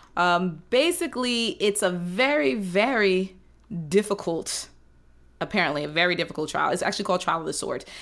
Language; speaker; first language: English; native; English